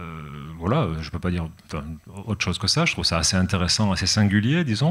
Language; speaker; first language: French; native; French